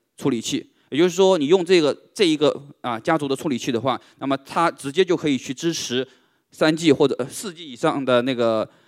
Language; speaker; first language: Chinese; native; Chinese